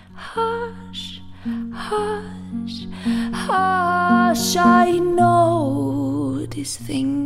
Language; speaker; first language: French; native; French